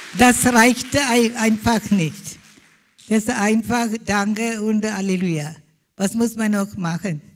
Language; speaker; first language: German; non-native, fluent; Malayalam